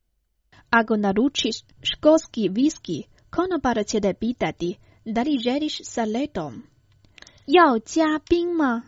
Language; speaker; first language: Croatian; non-native, fluent; Chinese